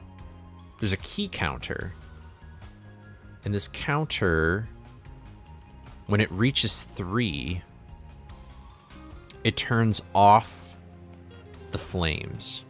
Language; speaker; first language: English; native; English